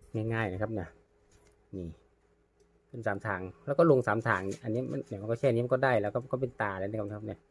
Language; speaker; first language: Thai; native; Thai